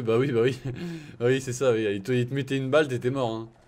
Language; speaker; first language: French; native; French